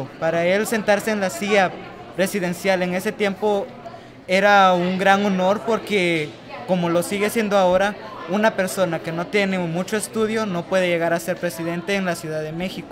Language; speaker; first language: Spanish; early bilingual, other home language; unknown